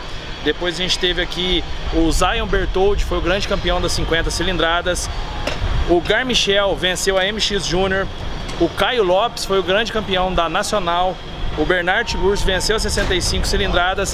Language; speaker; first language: Portuguese; native; Portuguese